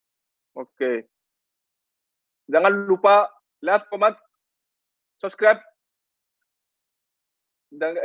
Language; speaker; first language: Indonesian; non-native, learner; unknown